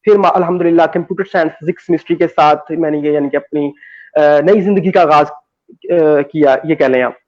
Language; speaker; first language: Hindi; non-native, local second language; Punjabi